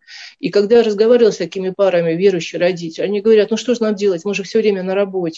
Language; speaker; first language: Russian; native; Russian